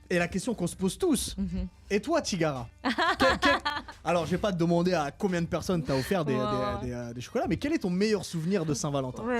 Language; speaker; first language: French; native; French